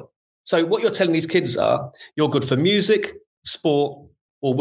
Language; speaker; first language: English; native; English